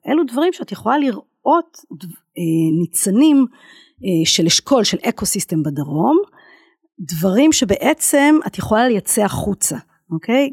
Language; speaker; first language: Hebrew; native; Hebrew